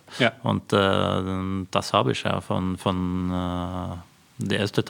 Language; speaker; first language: German; non-native, fluent; Norwegian